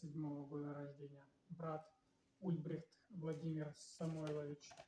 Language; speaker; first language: Russian; native; Russian